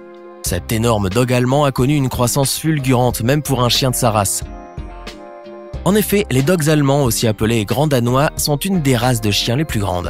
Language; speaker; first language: French; native; French